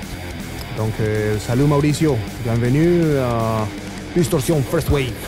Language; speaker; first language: French; non-native, fluent; Spanish